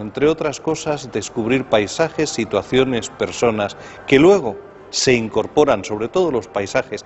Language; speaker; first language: Spanish; native; Spanish